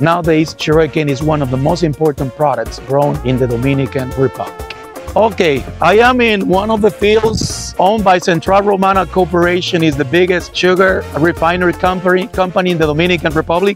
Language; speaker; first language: English; non-native, fluent; Spanish